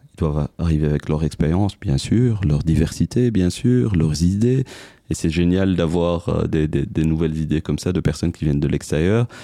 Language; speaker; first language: French; non-native, local second language; Arabic